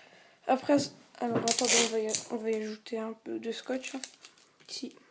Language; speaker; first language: French; native; French